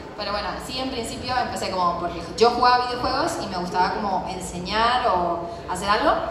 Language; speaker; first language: Spanish; non-native, fluent; French